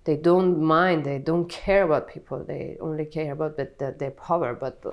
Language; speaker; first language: English; non-native, fluent; Persian